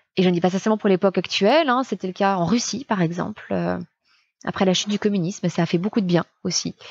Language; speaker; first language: French; native; French